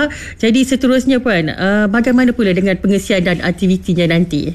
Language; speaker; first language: Malay; native; Malay